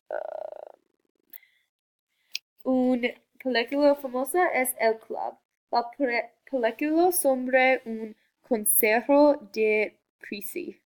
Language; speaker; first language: Spanish; non-native, learner; English